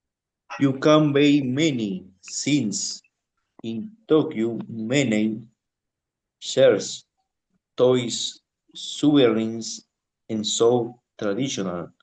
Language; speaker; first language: English; non-native, learner; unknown